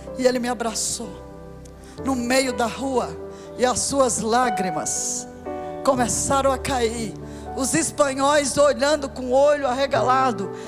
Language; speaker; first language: Portuguese; native; Portuguese